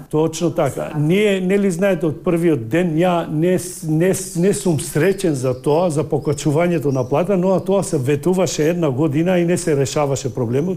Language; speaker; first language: Macedonian; non-native, local second language; Albanian